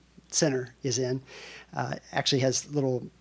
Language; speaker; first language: English; native; English